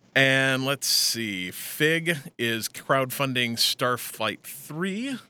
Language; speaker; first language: English; native; English